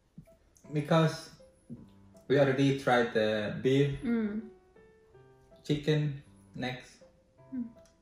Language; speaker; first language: English; non-native, fluent; Indonesian